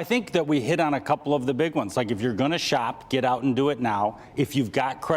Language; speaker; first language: English; native; English